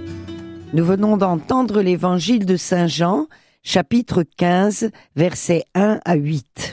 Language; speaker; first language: French; native; French